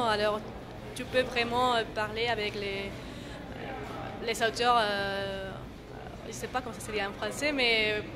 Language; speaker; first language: French; non-native, fluent; Spanish